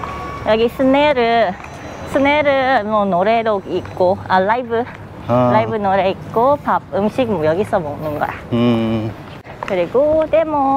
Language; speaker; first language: Korean; non-native, fluent; Thai